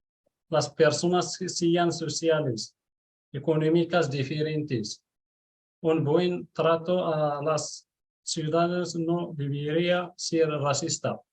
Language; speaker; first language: Spanish; non-native, learner; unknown